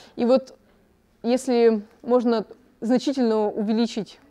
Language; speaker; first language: Russian; native; Russian